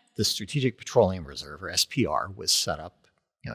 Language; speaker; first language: English; native; English